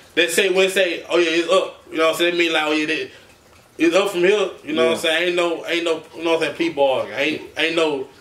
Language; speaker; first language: English; native; English